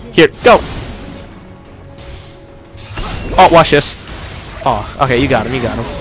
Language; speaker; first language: English; native; English